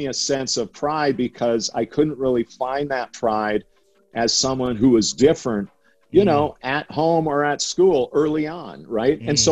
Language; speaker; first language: English; native; English